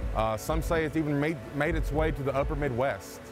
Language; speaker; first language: English; native; English